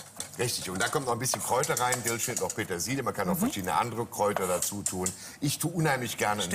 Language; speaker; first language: German; native; German